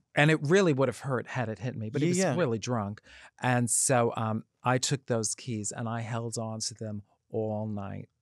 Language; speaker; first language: English; native; English